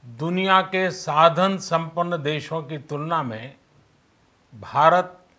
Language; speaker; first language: Hindi; non-native, local second language; Gujarati